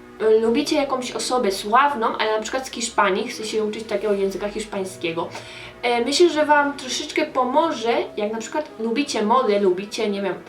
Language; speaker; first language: Polish; early bilingual, heritage; Polish